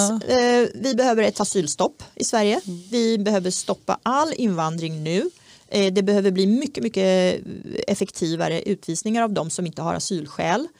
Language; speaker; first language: Swedish; early bilingual, other home language; Czech